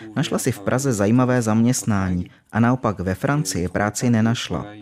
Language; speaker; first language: Czech; non-native, fluent; French